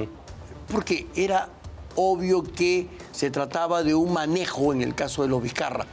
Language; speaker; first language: Spanish; native; Spanish